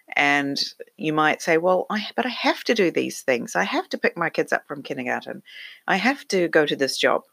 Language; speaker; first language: English; native; English